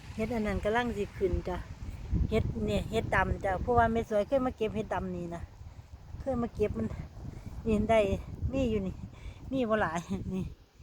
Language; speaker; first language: Thai; native; Thai